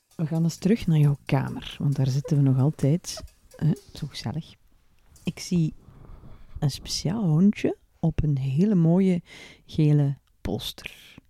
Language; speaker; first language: Dutch; native; Dutch